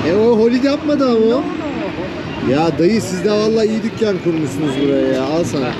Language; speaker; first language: Turkish; native; Turkish